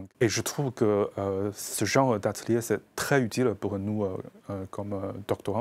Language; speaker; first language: French; non-native, fluent; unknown